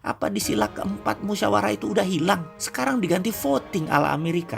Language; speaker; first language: Indonesian; native; Indonesian